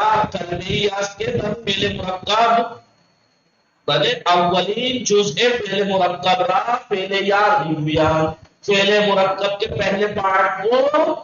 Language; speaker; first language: Persian; non-native, fluent; Urdu